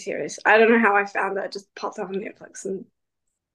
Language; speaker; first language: English; native; English